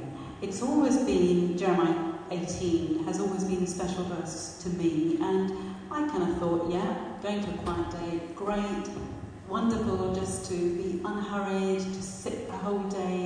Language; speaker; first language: English; non-native, local second language; Urdu